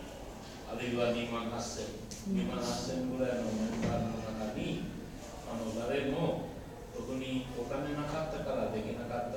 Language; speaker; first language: Japanese; non-native, learner; Bangla